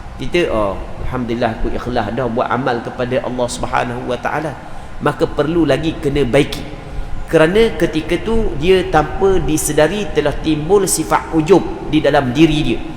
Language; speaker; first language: Malay; native; Malay